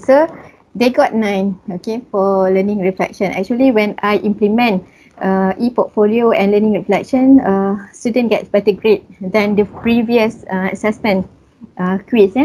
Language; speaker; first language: English; non-native, local second language; Malay